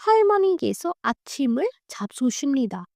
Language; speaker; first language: Korean; non-native, fluent; Hindi